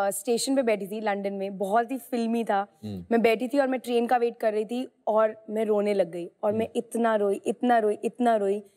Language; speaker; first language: Hindi; native; Hindi